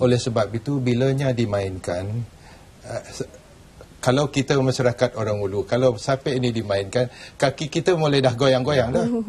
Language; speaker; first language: Malay; non-native, local second language; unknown